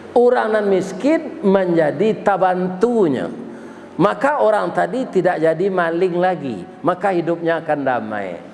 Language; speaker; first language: Malay; non-native, local second language; Minangkabau